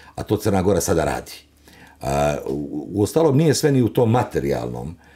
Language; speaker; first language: Serbian; native; Serbian